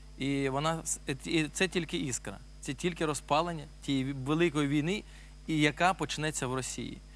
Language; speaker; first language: Ukrainian; native; Ukrainian